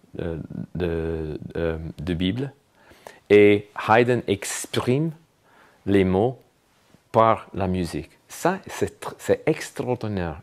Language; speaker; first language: French; non-native, fluent; English